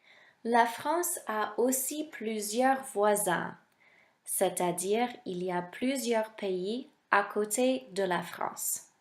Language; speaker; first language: French; non-native, fluent; English